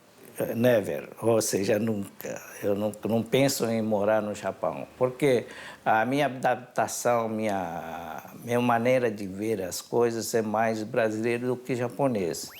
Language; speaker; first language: Portuguese; early bilingual, other home language; Japanese